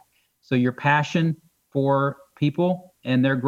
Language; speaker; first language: English; native; English